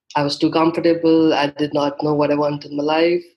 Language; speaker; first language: English; non-native, local second language; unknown